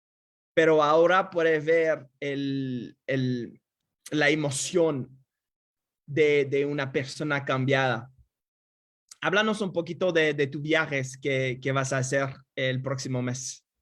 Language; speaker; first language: Spanish; non-native, fluent; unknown